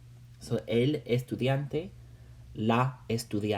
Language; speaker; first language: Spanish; non-native, fluent; English